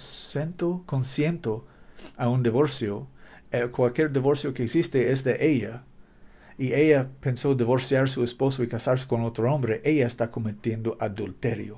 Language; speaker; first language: Spanish; non-native, learner; English